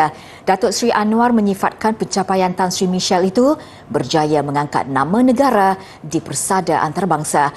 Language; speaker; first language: Malay; native; Malay